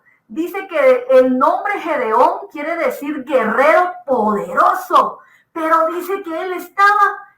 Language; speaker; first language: Spanish; native; Spanish